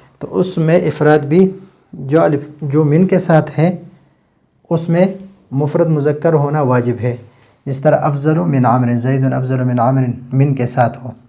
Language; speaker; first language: Urdu; non-native, local second language; Pashto